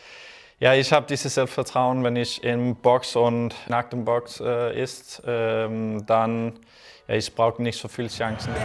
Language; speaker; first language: German; non-native, learner; Danish